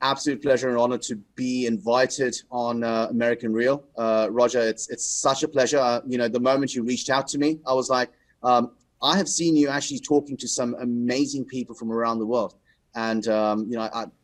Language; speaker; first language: English; non-native, local second language; Bangla